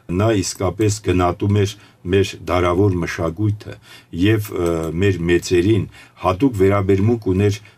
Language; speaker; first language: Armenian; native; Armenian